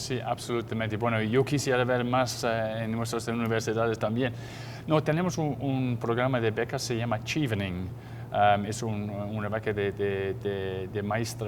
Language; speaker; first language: Spanish; non-native, fluent; English